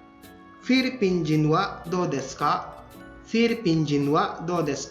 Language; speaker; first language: Japanese; non-native, fluent; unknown